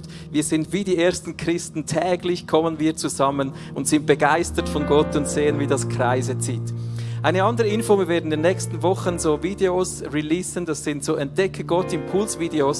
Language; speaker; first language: German; native; German